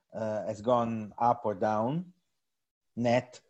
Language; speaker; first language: English; non-native, fluent; Italian